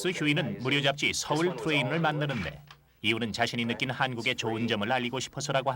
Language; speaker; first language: Korean; native; Korean